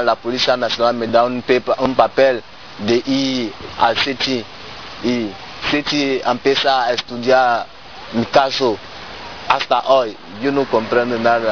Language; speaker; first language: Spanish; non-native, learner; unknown